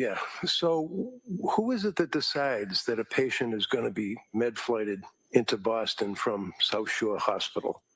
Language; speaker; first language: English; native; English